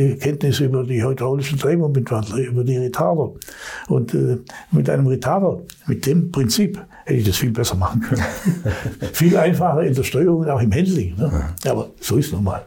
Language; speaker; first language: German; native; German